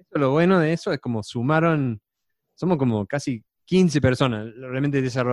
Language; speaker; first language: Spanish; non-native, fluent; English